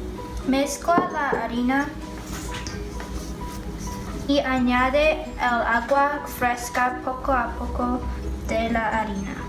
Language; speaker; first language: Spanish; non-native, learner; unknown